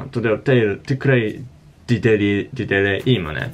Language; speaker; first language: Lithuanian; non-native, fluent; Japanese